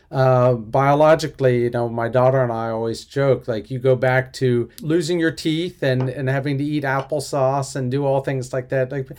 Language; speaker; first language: English; native; English